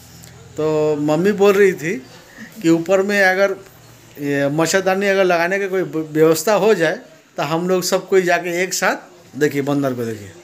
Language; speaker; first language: Hindi; native; Hindi